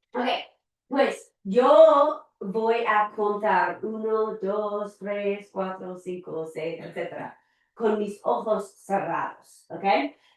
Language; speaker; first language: Spanish; non-native, learner; English